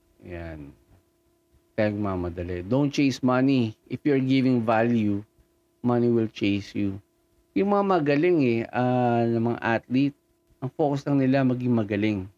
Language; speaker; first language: Filipino; native; Filipino